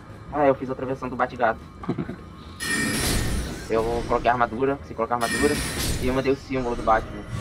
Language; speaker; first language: Portuguese; native; Portuguese